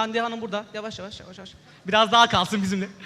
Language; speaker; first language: Turkish; native; Turkish